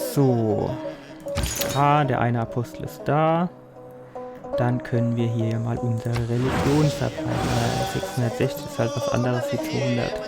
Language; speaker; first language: German; native; German